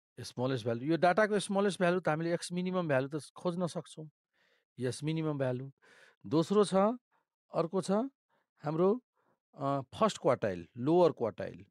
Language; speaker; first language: Nepali; non-native, local second language; Maithili